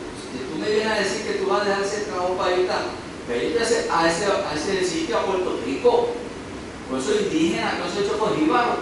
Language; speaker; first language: Spanish; native; Spanish